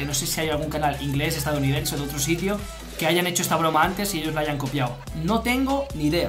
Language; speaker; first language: Spanish; native; Spanish